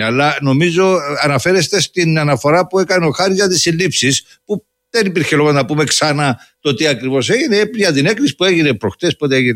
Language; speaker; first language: Greek; native; Greek